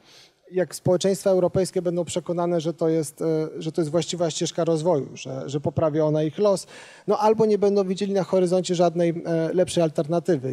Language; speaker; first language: Polish; native; Polish